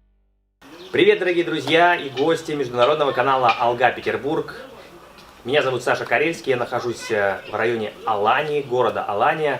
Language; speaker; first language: Russian; native; Russian